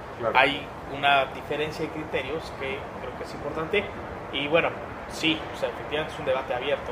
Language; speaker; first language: Spanish; native; Spanish